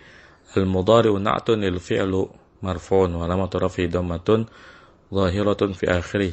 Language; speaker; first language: Arabic; non-native, fluent; Indonesian